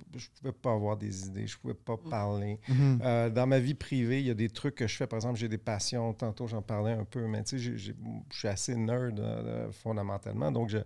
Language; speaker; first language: French; native; French